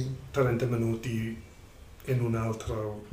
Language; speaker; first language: Italian; non-native, learner; English